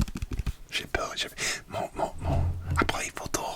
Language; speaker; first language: French; non-native, learner; English